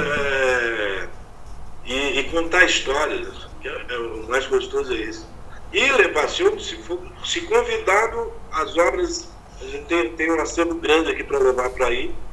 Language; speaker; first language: Portuguese; native; Portuguese